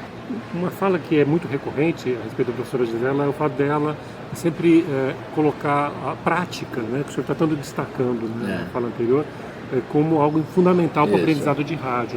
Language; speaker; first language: Portuguese; native; Portuguese